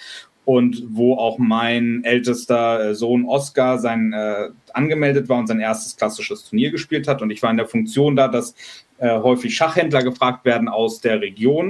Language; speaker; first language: German; native; German